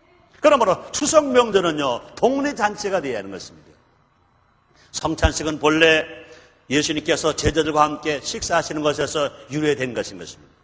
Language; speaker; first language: Korean; native; Korean